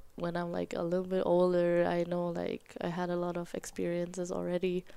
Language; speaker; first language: English; non-native, fluent; German